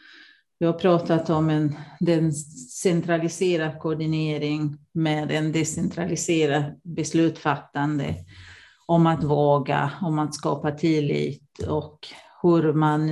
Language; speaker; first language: Swedish; non-native, fluent; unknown